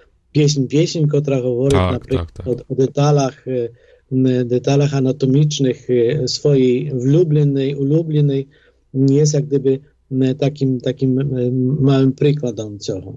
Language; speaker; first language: Polish; non-native, fluent; Ukrainian